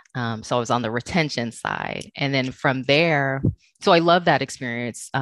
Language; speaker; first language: English; native; English